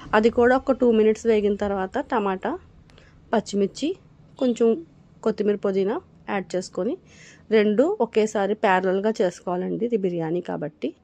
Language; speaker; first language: Telugu; non-native, local second language; Urdu